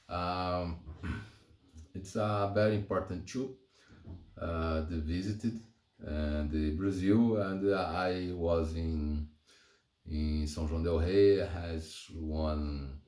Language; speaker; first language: English; non-native, learner; Portuguese